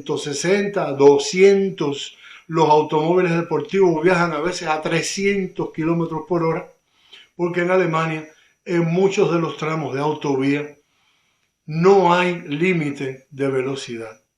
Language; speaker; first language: Spanish; native; Spanish